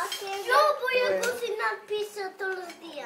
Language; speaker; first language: Spanish; non-native, learner; Korean